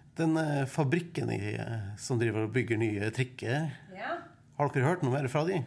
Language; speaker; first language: Norwegian; native; Norwegian